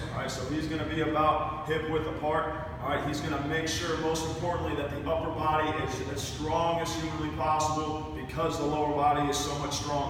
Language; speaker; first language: English; native; English